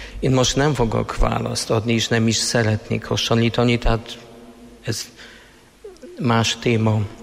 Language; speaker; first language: Hungarian; non-native, fluent; Polish